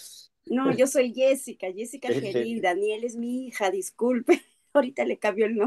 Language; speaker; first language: Spanish; native; Spanish